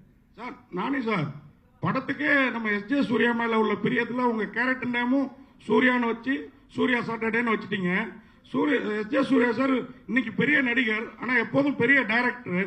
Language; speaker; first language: Tamil; native; Tamil